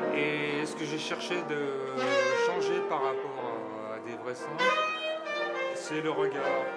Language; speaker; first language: French; native; French